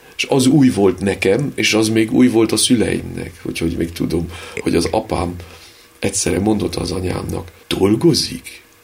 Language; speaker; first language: Hungarian; early bilingual, heritage; Hungarian